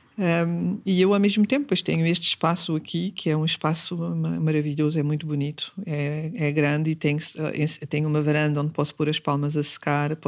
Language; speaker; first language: Portuguese; early bilingual, heritage; Portuguese